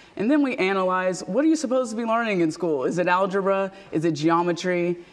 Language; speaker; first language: English; native; English